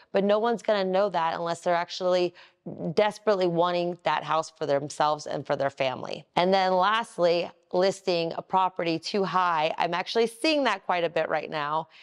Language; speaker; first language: English; native; English